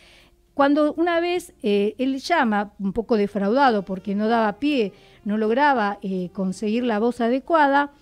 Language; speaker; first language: Spanish; native; Spanish